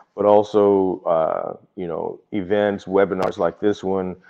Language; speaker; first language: English; native; English